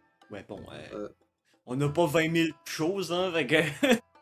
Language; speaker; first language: French; native; French